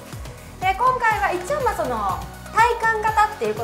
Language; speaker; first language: Japanese; native; Japanese